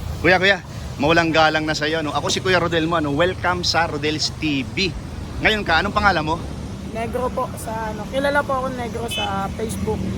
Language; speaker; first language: Filipino; native; Filipino